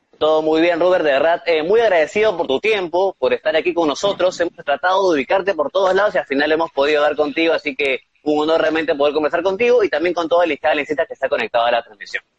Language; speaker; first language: Spanish; native; Spanish